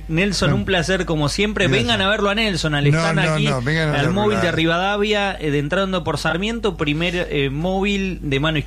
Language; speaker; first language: Spanish; native; Spanish